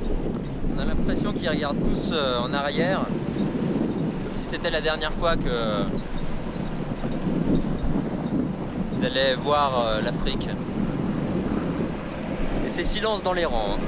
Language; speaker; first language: French; native; French